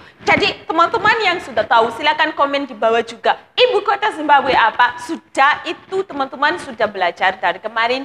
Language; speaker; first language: Indonesian; non-native, fluent; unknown